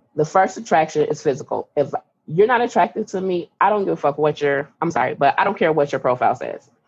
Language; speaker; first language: English; native; English